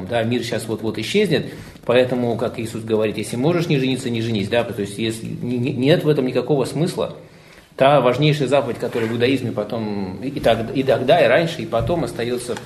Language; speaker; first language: Russian; native; Russian